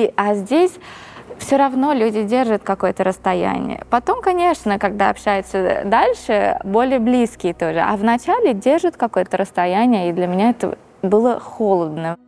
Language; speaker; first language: Russian; non-native, fluent; Portuguese